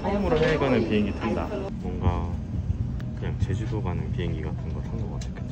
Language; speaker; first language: Korean; early bilingual, heritage; Korean